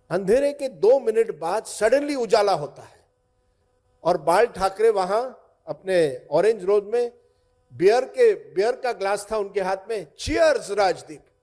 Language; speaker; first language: Hindi; non-native, local second language; Marathi